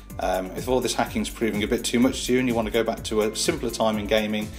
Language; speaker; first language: English; native; English